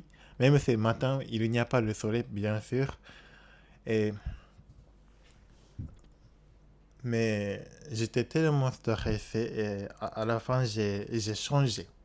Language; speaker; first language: French; non-native, learner; Japanese